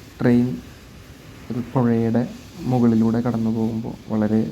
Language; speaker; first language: Malayalam; native; Malayalam